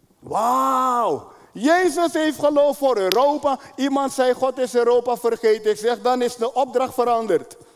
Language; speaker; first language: Dutch; non-native, fluent; Spanish